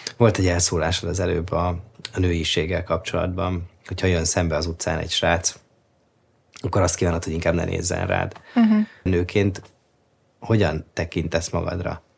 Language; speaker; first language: Hungarian; native; Hungarian